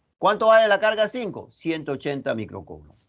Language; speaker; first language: Spanish; native; Spanish